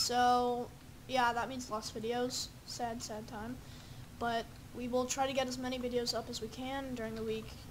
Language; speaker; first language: English; native; English